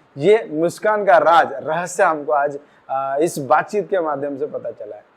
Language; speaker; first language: Hindi; non-native, local second language; Marathi